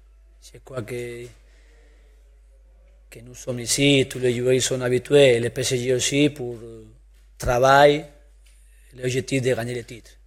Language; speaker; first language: French; non-native, learner; Spanish